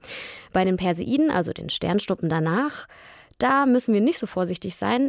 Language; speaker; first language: German; native; German